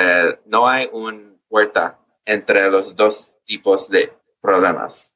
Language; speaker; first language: Spanish; early bilingual, heritage; English